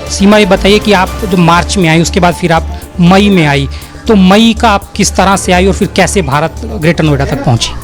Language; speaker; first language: Hindi; native; Hindi